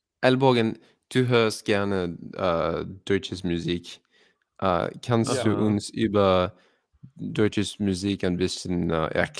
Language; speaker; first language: German; non-native, learner; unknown